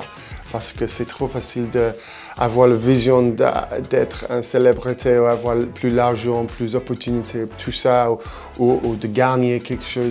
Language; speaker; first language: French; non-native, fluent; English